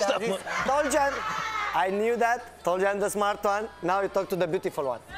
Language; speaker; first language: English; non-native, fluent; Romanian